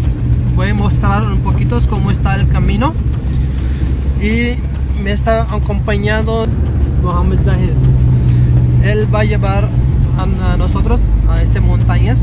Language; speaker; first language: Spanish; non-native, learner; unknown